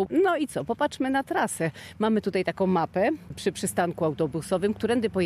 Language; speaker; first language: Polish; native; Polish